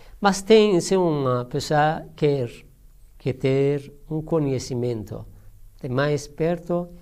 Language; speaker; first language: Portuguese; non-native, learner; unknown